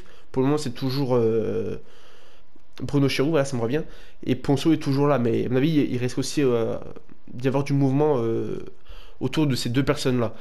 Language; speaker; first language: French; native; French